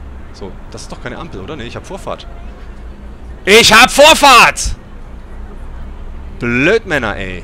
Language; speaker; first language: German; native; German